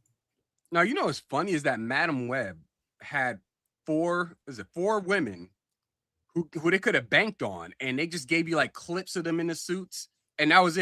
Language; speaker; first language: English; native; English